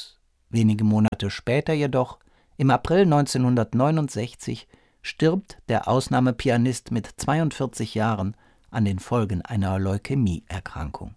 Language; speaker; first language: German; native; German